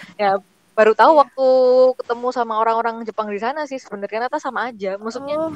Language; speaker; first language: Indonesian; native; Indonesian